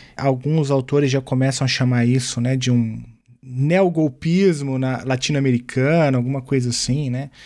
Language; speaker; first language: Portuguese; native; Portuguese